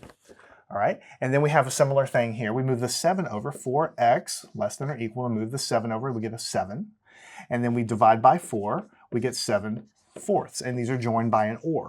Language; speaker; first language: English; native; English